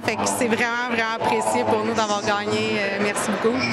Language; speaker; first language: French; native; French